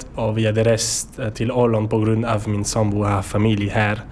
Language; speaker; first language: Swedish; non-native, learner; French